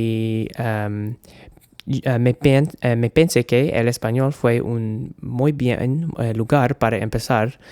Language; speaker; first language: Spanish; non-native, learner; English